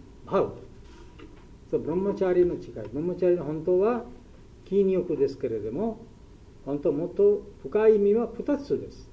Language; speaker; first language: Japanese; non-native, learner; Bangla